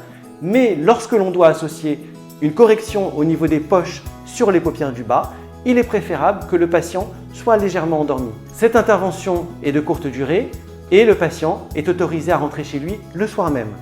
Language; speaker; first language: French; native; French